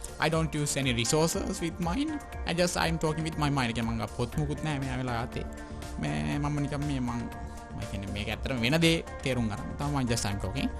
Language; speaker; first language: Sinhala; native; Sinhala